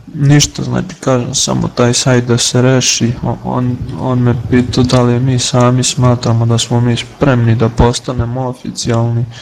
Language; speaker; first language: Serbian; native; Serbian